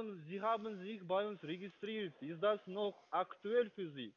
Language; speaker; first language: German; non-native, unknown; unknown